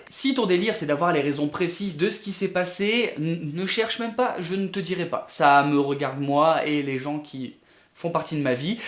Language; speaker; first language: French; native; French